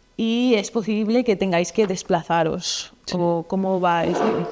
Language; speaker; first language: Spanish; non-native, local second language; Catalan